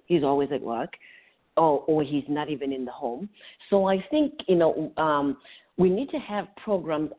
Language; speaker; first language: English; non-native, local second language; North Ndebele